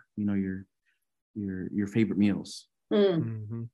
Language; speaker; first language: English; non-native, fluent; Spanish